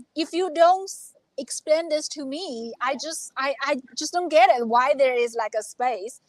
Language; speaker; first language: English; non-native, fluent; Chinese